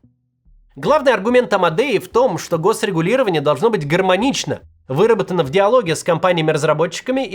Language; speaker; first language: Russian; native; Russian